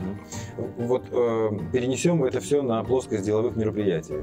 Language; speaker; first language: Russian; native; Russian